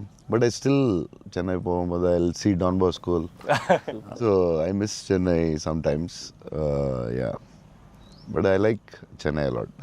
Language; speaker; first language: Tamil; non-native, local second language; Telugu